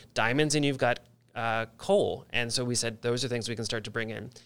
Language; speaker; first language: English; native; English